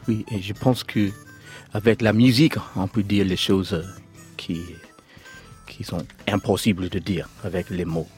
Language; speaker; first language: French; non-native, learner; English